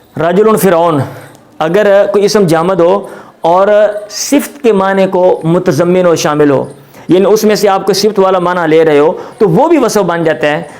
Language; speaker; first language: Urdu; non-native, local second language; Punjabi